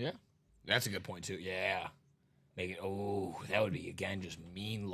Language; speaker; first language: English; native; English